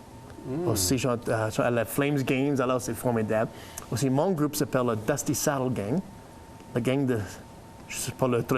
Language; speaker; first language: French; non-native, learner; English